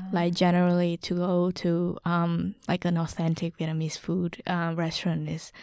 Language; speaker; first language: English; non-native, fluent; Vietnamese